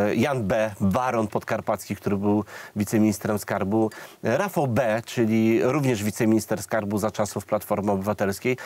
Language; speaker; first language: Polish; native; Polish